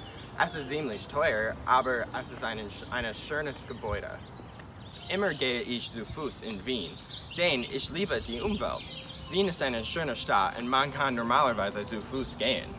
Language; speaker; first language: German; non-native, learner; English